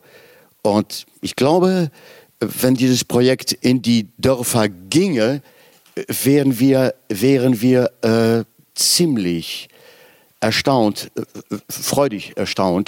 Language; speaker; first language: German; native; German